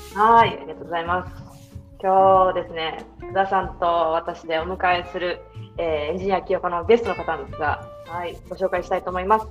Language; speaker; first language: Japanese; native; Japanese